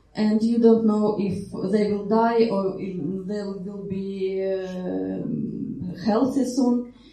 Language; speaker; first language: English; non-native, fluent; Ukrainian